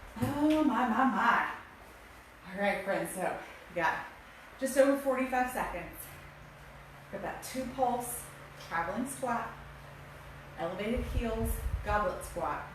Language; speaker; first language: English; native; English